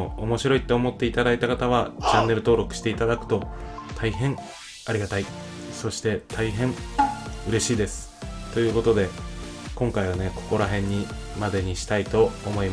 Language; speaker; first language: Japanese; native; Japanese